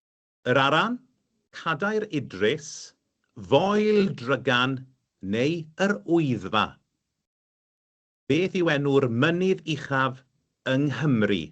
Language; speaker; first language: Welsh; native; Welsh